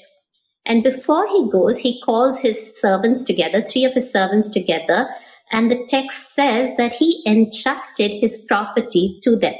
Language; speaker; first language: English; non-native, local second language; Tamil